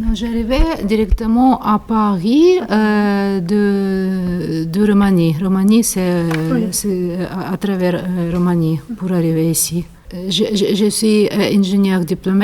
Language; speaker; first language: French; non-native, fluent; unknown